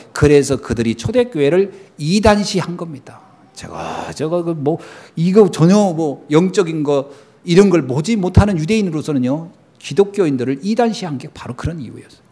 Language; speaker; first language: Korean; native; Korean